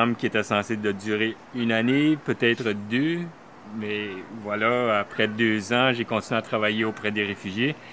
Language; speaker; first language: French; native; French